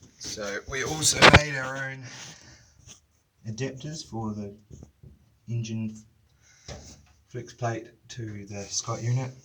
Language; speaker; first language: English; native; English